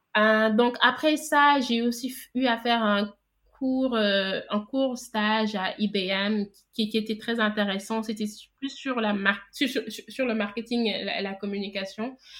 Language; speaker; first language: French; non-native, local second language; Wolof